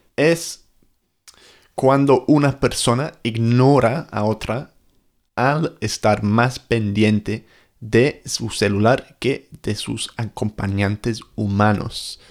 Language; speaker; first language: Spanish; non-native, fluent; English